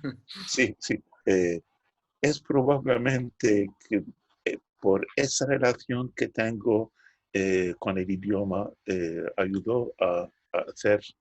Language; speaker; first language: Spanish; non-native, fluent; Turkish